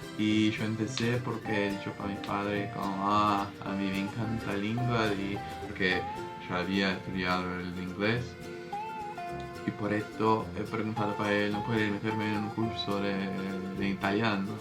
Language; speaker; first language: Spanish; non-native, fluent; Portuguese